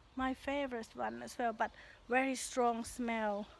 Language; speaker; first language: English; non-native, learner; Thai